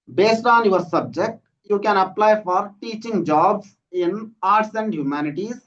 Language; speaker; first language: English; non-native, local second language; Kannada